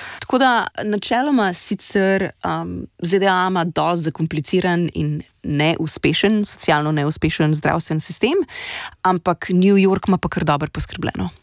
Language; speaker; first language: Slovenian; native; Slovenian